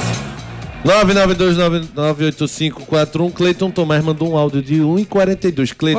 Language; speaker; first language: Portuguese; native; Portuguese